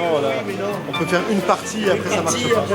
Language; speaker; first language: French; native; French